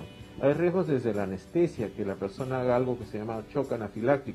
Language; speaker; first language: Spanish; native; Spanish